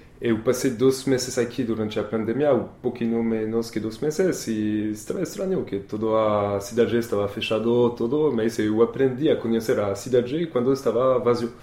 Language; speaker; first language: Portuguese; non-native, learner; French